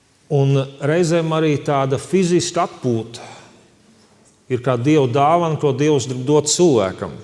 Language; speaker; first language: Latvian; native; Latvian